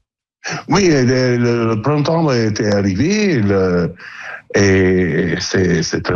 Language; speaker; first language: French; non-native, learner; Italian